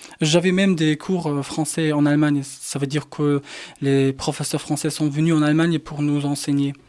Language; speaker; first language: French; non-native, fluent; German